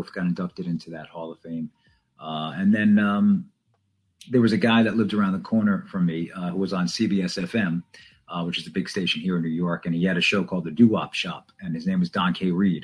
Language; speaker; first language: English; native; English